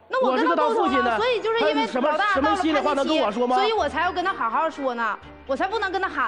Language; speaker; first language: Chinese; native; Chinese